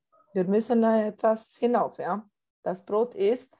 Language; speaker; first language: German; non-native, fluent; Romanian